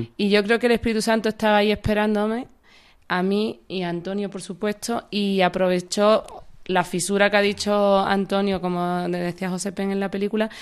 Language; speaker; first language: Spanish; native; Spanish